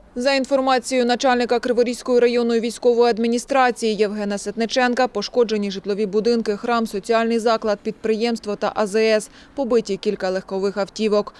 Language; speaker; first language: Ukrainian; native; Ukrainian